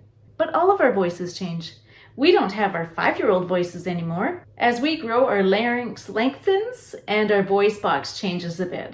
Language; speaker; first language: English; native; English